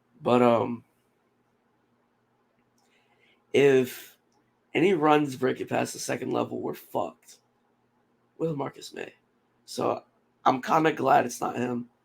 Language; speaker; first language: English; native; English